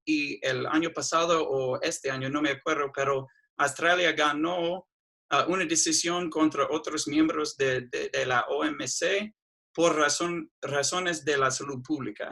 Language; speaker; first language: Spanish; non-native, fluent; English